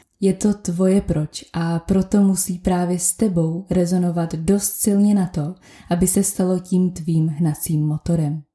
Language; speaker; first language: Czech; native; Czech